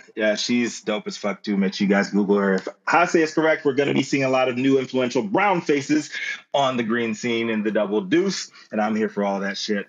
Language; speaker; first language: English; native; English